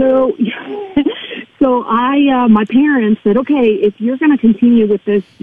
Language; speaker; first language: English; non-native, fluent; Spanish